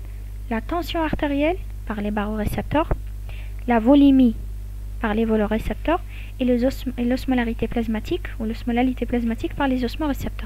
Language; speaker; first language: French; non-native, local second language; Arabic